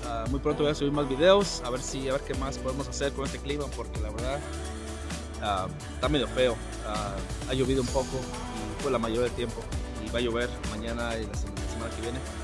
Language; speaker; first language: Spanish; native; Spanish